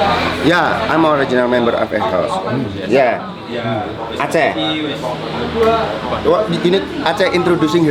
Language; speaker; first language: English; non-native, learner; Indonesian